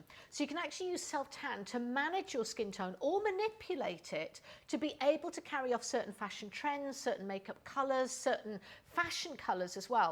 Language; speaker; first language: English; native; English